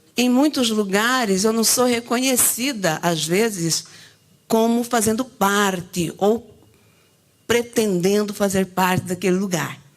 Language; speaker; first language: Portuguese; native; Portuguese